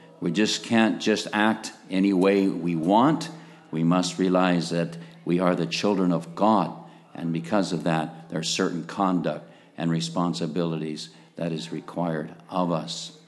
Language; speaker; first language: English; native; English